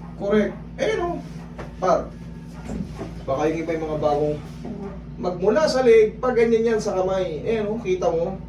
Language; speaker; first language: Filipino; native; Filipino